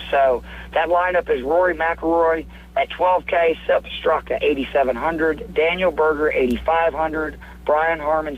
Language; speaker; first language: English; native; English